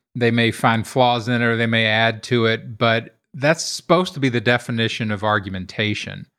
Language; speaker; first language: English; native; English